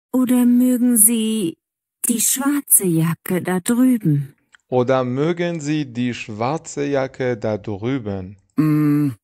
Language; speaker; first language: German; non-native, fluent; Persian